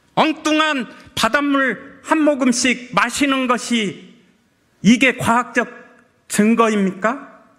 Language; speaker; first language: Korean; native; Korean